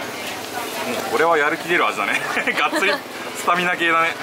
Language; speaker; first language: Japanese; native; Japanese